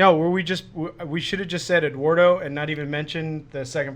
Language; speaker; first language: English; native; English